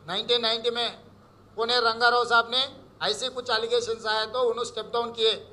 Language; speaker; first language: Hindi; non-native, local second language; Telugu